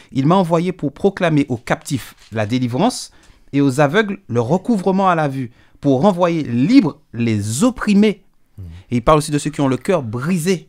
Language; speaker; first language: French; native; French